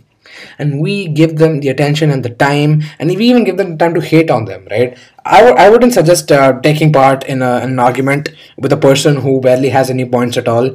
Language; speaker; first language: English; non-native, local second language; Hindi